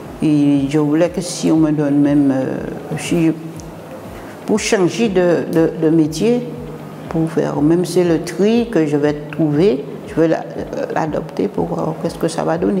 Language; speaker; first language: French; non-native, local second language; Guadeloupean Creole French